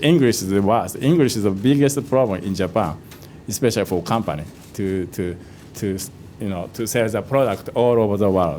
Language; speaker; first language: English; non-native, fluent; Japanese